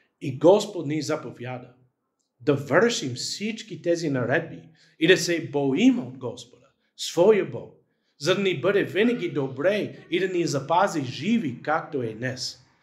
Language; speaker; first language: Bulgarian; non-native, fluent; English